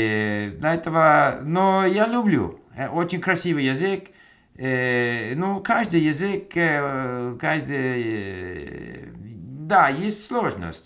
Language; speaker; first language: Russian; non-native, learner; English